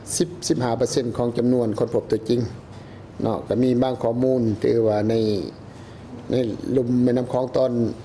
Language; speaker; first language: Lao; native; Lao